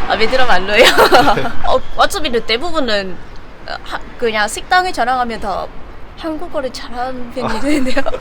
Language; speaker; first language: Korean; non-native, fluent; Vietnamese